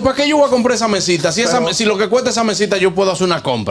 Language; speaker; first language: Spanish; native; Spanish